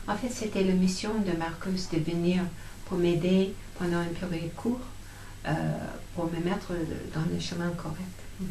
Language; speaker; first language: French; non-native, fluent; English